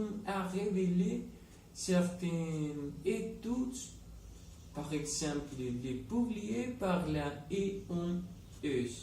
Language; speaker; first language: French; non-native, learner; Spanish